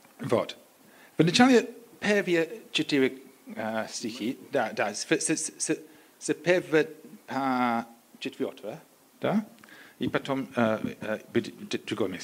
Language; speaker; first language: Polish; non-native, learner; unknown